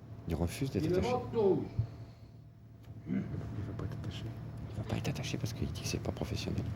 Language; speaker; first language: French; non-native, fluent; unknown